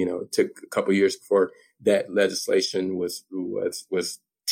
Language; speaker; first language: English; native; English